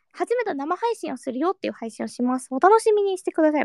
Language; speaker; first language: Japanese; early bilingual, heritage; Japanese